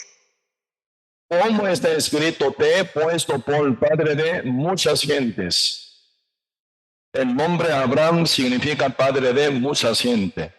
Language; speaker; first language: Spanish; non-native, learner; Korean